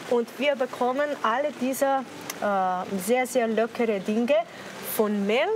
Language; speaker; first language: German; non-native, learner; Slovenian